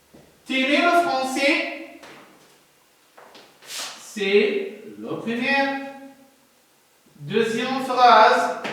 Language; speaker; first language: French; non-native, learner; Arabic